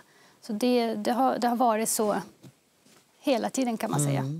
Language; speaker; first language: Swedish; early bilingual, other home language; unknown